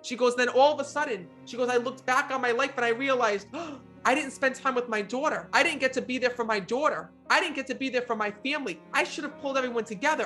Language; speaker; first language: English; native; English